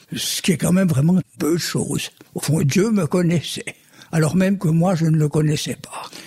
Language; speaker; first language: French; native; French